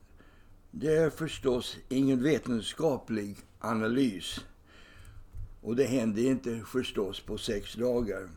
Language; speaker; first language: Swedish; non-native, fluent; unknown